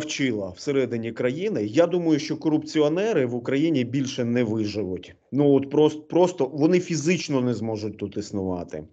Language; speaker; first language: Ukrainian; native; Ukrainian